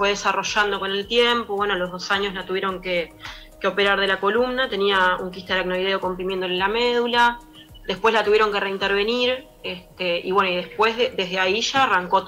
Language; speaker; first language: Spanish; native; Spanish